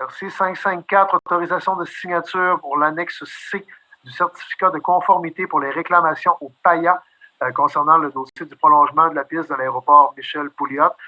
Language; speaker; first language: French; native; French